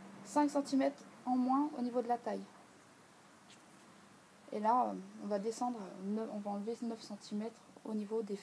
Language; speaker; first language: French; native; French